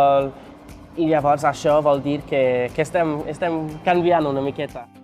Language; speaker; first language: Catalan; non-native, fluent; English